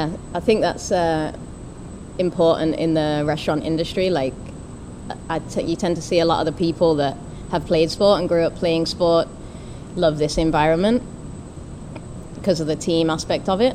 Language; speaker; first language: English; native; English